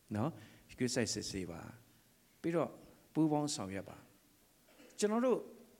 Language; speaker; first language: Burmese; native; Burmese